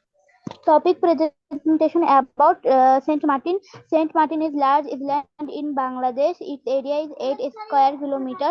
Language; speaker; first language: English; non-native, learner; Bangla